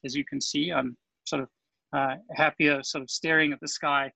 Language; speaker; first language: English; native; English